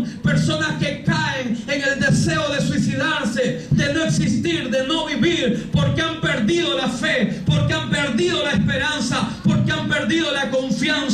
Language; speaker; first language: Spanish; native; Spanish